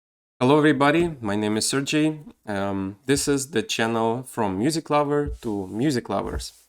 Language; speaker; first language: English; non-native, fluent; Russian